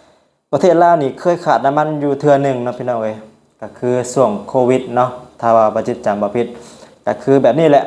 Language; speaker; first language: Thai; non-native, local second language; Northeastern Thai